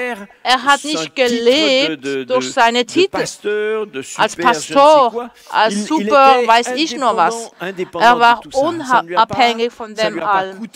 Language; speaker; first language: German; non-native, fluent; French